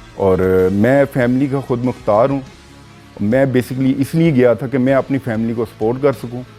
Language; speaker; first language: Urdu; non-native, local second language; Punjabi